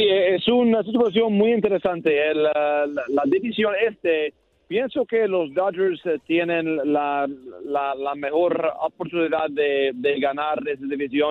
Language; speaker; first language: Spanish; non-native, learner; English